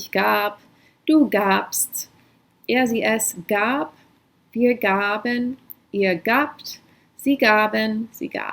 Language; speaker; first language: German; non-native, fluent; English